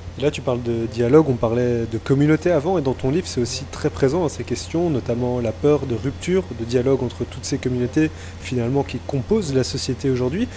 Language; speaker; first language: French; native; French